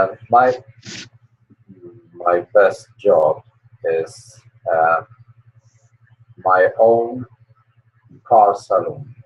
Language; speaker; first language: English; non-native, learner; Polish